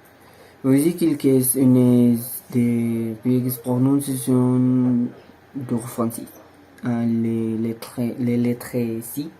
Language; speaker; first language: French; non-native, learner; Spanish